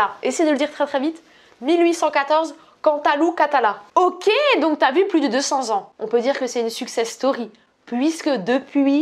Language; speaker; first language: French; native; French